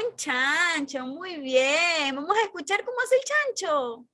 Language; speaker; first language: Spanish; native; Spanish